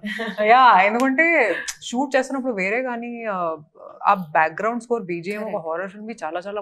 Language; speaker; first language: Telugu; non-native, fluent; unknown